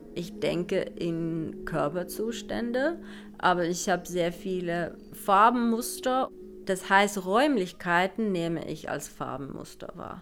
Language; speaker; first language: German; non-native, fluent; Finnish